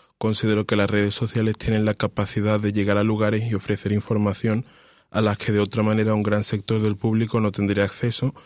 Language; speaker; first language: Spanish; early bilingual, other home language; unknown